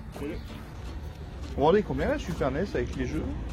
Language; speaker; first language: French; native; French